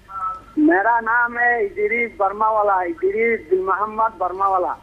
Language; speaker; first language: Hindi; non-native, learner; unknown